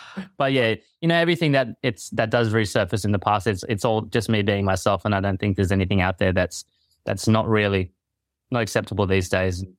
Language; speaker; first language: English; early bilingual, other home language; Filipino